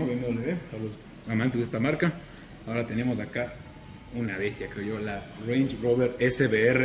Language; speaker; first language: Spanish; native; Spanish